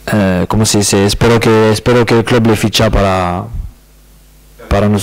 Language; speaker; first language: Spanish; non-native, learner; French